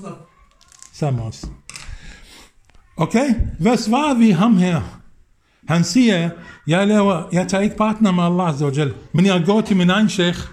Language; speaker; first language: Danish; non-native, fluent; Arabic